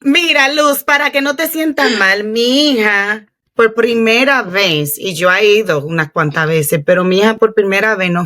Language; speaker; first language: Spanish; early bilingual, heritage; Spanish